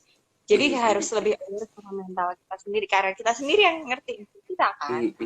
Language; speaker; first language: Indonesian; native; Indonesian